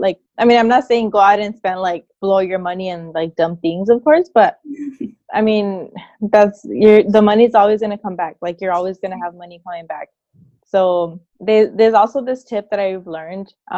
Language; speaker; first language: English; early bilingual, other home language; Spanish